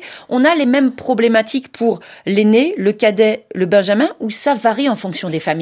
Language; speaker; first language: French; native; French